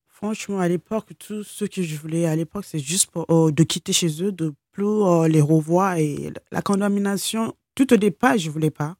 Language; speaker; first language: French; non-native, fluent; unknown